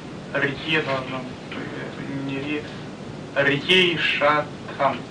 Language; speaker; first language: Russian; native; Russian